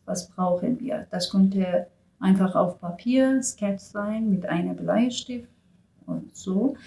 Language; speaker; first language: German; non-native, learner; Persian